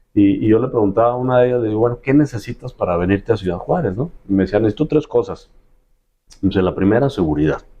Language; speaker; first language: Spanish; native; Spanish